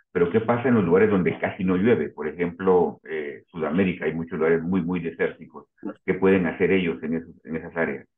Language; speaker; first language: Spanish; native; Spanish